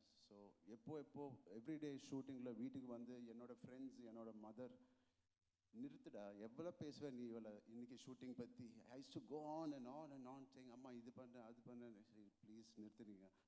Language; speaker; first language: Tamil; non-native, local second language; Telugu